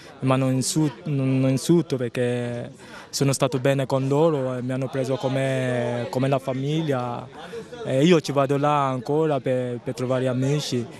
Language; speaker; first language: Italian; non-native, learner; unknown